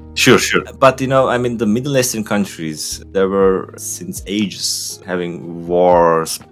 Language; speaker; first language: English; non-native, fluent; Turkish